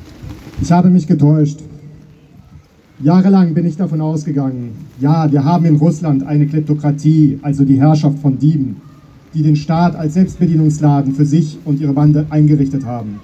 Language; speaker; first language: German; native; German